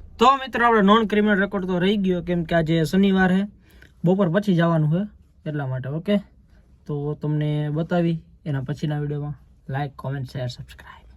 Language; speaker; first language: Gujarati; native; Gujarati